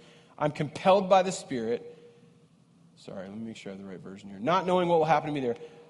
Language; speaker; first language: English; native; English